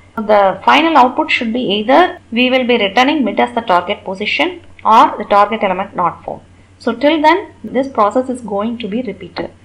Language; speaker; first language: English; non-native, local second language; Tamil